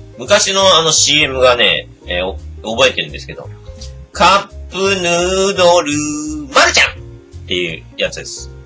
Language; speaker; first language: Japanese; native; Japanese